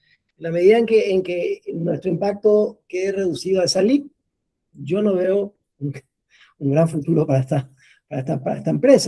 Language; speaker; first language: Spanish; native; Spanish